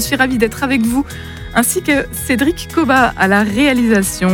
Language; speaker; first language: French; native; French